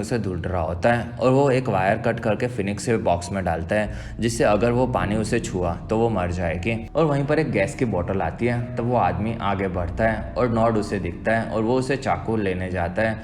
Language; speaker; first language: Hindi; native; Hindi